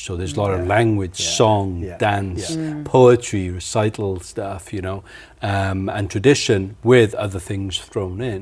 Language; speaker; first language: English; native; English